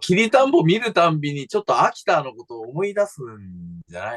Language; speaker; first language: Japanese; native; Japanese